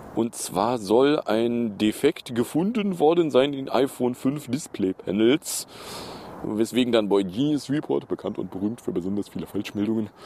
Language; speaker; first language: German; native; German